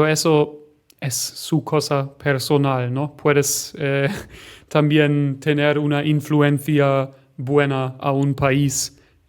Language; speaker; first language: Spanish; non-native, fluent; German